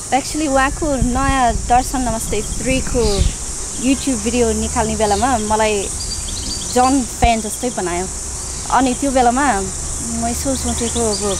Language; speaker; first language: Nepali; non-native, fluent; English